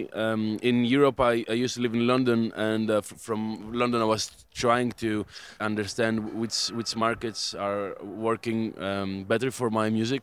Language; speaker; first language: English; non-native, fluent; Greek